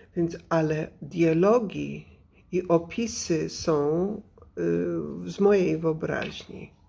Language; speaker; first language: Polish; early bilingual, other home language; English